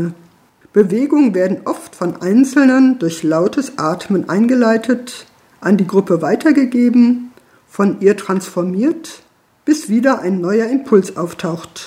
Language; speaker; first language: German; native; German